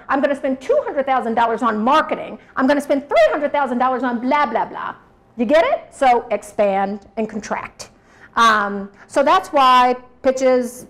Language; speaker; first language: English; native; English